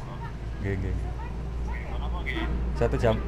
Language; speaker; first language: Indonesian; non-native, local second language; Javanese